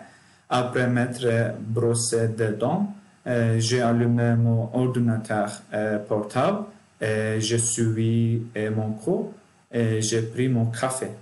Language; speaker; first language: French; non-native, learner; Turkish